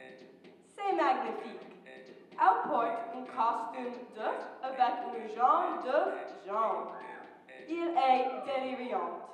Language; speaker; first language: French; non-native, learner; English